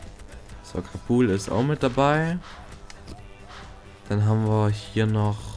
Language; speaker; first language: German; native; German